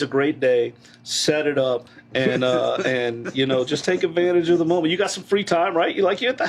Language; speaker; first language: English; native; English